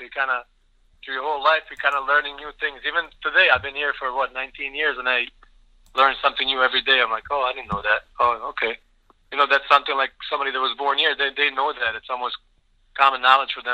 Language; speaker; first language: English; early bilingual, other home language; Bosnian